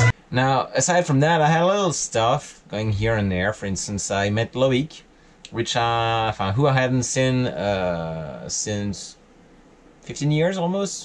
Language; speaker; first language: English; non-native, fluent; French